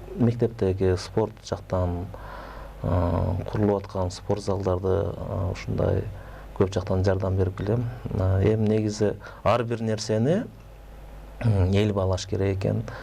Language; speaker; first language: Kyrgyz; native; Kyrgyz